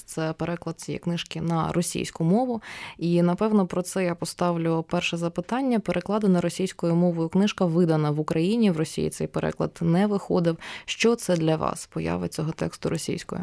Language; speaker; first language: Ukrainian; native; Ukrainian